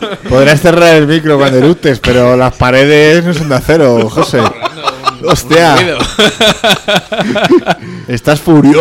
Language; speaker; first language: Spanish; native; Spanish